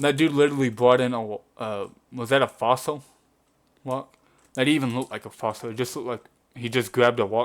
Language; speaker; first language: English; native; English